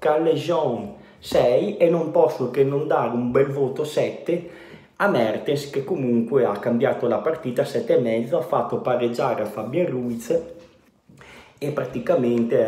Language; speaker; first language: Italian; native; Italian